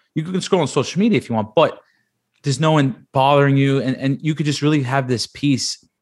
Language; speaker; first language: English; native; English